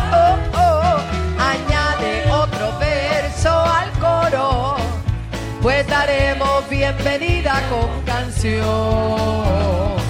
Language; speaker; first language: Spanish; native; Spanish